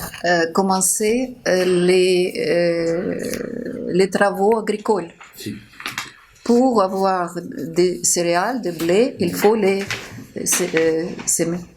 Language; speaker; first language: French; non-native, fluent; Ukrainian